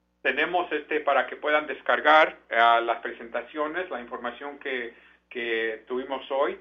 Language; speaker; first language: Spanish; early bilingual, heritage; Spanish